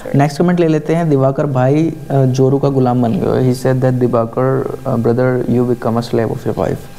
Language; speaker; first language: Hindi; native; Hindi